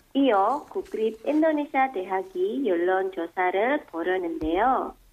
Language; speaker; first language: Korean; non-native, fluent; Indonesian